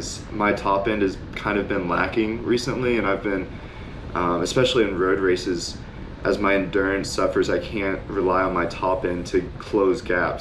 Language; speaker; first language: English; native; English